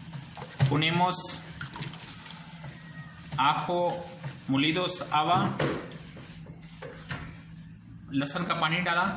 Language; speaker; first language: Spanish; non-native, learner; Urdu